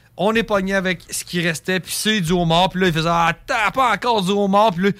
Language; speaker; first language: French; native; French